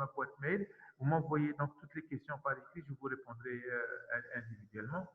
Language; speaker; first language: French; non-native, local second language; Arabic